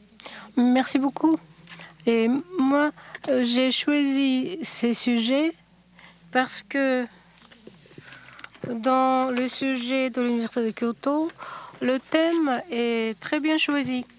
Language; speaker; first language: French; non-native, fluent; Japanese